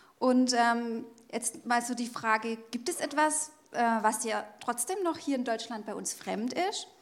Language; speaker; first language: German; native; German